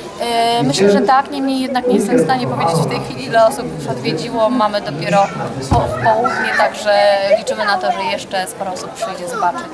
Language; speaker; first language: Polish; native; Polish